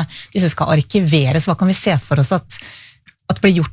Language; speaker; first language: Norwegian; native; Norwegian